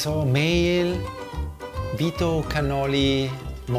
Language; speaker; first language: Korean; non-native, learner; Italian